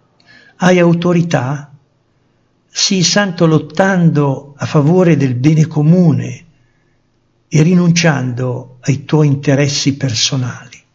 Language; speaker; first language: Italian; native; Italian